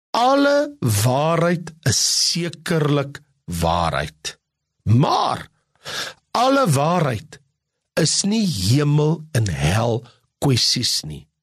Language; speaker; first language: Afrikaans; native; Afrikaans